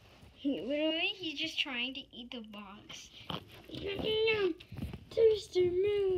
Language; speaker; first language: English; native; English